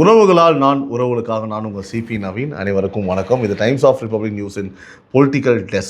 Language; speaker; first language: Tamil; native; Tamil